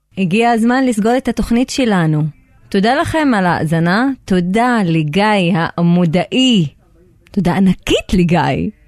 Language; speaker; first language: Hebrew; non-native, local second language; Arabic